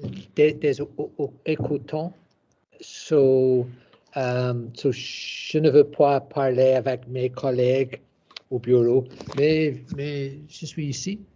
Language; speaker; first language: French; non-native, learner; English